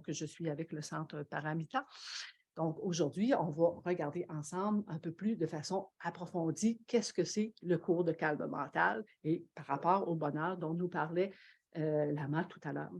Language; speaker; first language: French; native; French